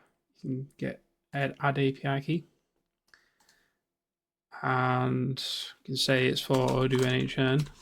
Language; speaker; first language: English; native; English